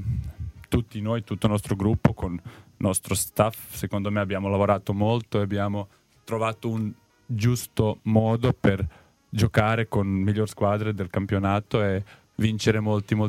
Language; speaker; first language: Italian; non-native, learner; Serbian